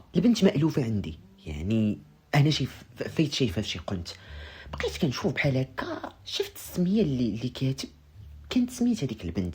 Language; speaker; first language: Arabic; native; Arabic